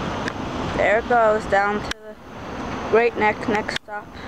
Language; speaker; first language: English; native; English